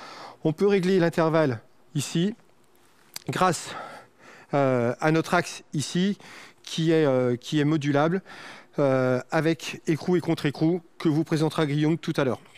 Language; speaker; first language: French; native; French